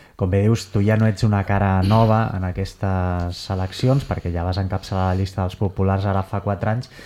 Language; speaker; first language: Catalan; native; Catalan